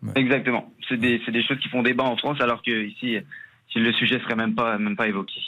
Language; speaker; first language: French; native; French